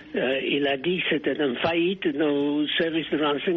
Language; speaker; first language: French; non-native, fluent; English